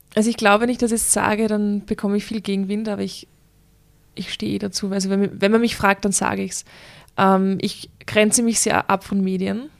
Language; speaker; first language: German; native; German